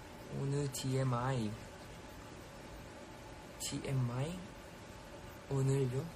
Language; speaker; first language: Korean; non-native, fluent; Thai